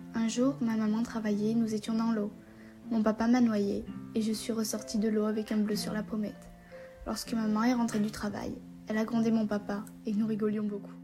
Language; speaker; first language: French; native; French